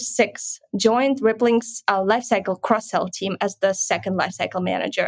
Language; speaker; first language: English; non-native, fluent; Ukrainian